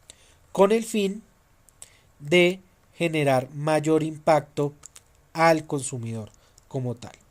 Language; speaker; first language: Spanish; native; Spanish